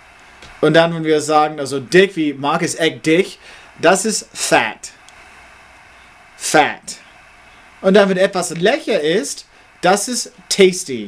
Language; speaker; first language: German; non-native, learner; English